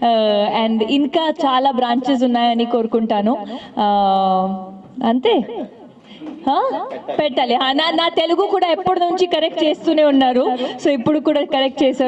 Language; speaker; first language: Telugu; non-native, local second language; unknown